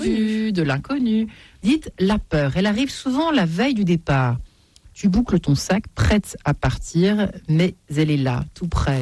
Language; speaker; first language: French; native; French